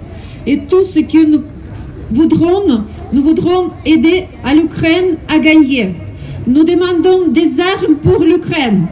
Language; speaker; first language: French; non-native, learner; Russian